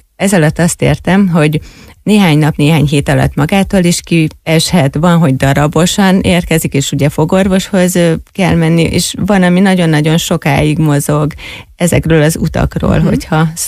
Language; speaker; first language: Hungarian; native; Hungarian